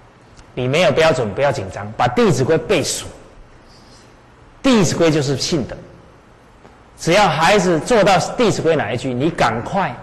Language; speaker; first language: Chinese; native; Chinese